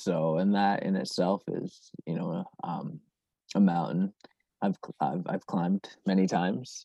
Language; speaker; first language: English; native; English